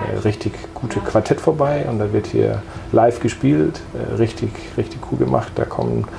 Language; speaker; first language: German; non-native, fluent; Danish